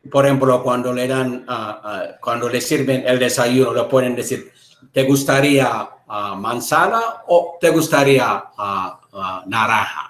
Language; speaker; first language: Spanish; non-native, learner; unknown